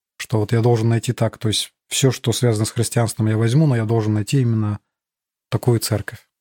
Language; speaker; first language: Russian; native; Russian